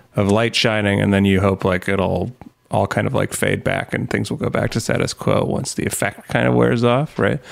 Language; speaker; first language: English; native; English